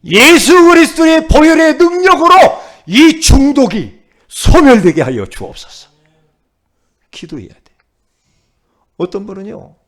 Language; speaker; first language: Korean; native; Korean